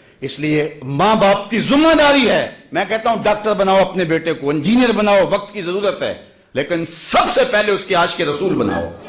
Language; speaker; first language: Urdu; non-native, local second language; Punjabi